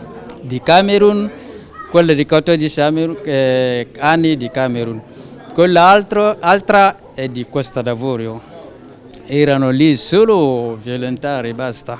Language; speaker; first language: Italian; non-native, fluent; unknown